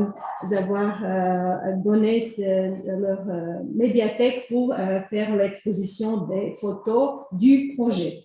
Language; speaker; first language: French; non-native, fluent; Croatian